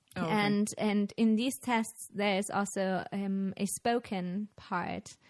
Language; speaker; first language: English; non-native, fluent; German